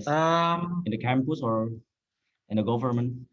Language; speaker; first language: English; non-native, learner; Indonesian